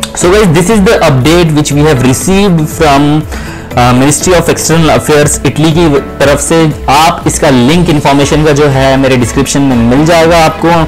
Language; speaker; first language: Hindi; native; Hindi